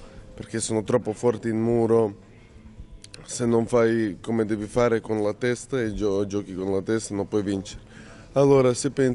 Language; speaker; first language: Italian; non-native, learner; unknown